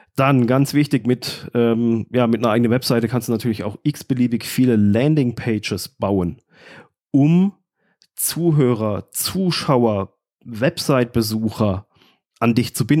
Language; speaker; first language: German; native; German